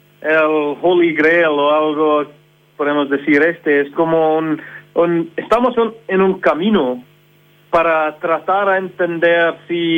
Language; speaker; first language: Spanish; non-native, fluent; English